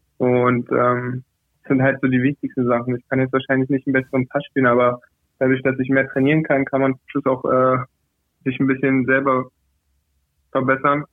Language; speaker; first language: German; early bilingual, other home language; Portuguese